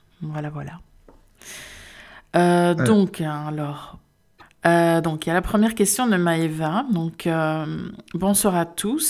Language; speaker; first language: French; native; French